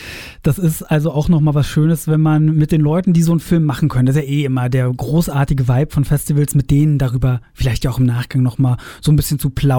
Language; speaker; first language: German; native; German